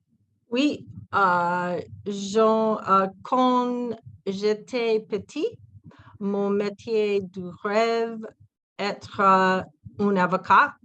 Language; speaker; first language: French; non-native, learner; English